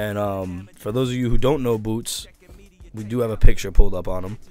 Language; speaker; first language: English; native; English